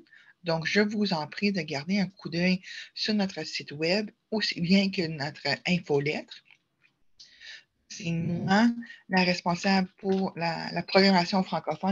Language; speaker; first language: French; native; French